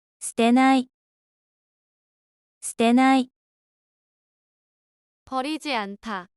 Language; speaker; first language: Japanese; non-native, fluent; Korean